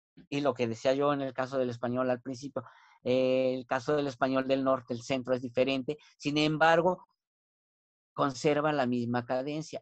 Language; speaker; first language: Spanish; non-native, local second language; Nahuatl languages